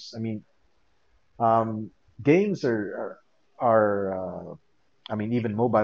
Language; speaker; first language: English; non-native, local second language; Filipino